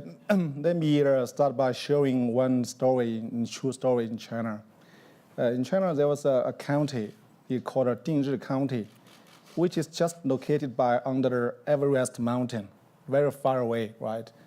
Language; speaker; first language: English; non-native, fluent; Chinese